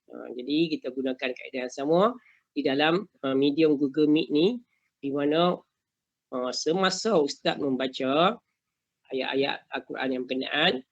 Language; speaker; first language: Malay; native; Malay